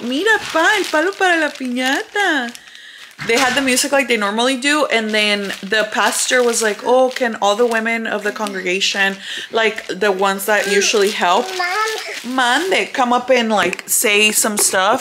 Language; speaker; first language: English; early bilingual, other home language; Spanish